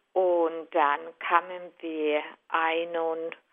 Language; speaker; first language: German; non-native, fluent; Hungarian